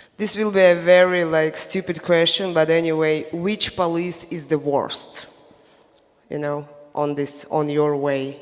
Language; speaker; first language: English; non-native, fluent; Slovenian